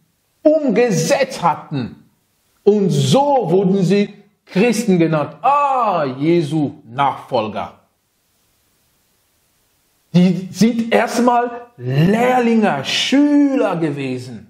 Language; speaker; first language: German; non-native, fluent; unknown